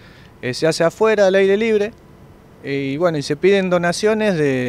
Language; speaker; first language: Spanish; native; Spanish